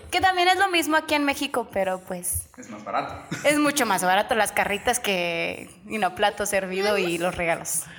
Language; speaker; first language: Spanish; native; Spanish